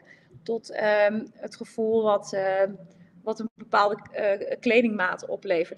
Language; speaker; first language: Dutch; native; Dutch